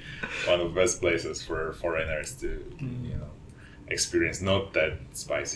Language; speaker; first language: English; non-native, fluent; Polish